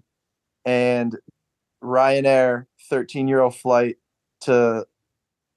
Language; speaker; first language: English; native; English